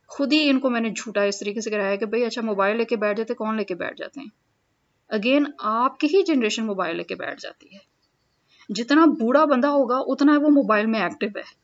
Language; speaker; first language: Urdu; non-native, local second language; Punjabi